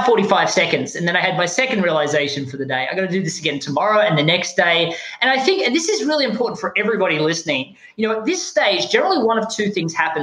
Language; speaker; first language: English; native; English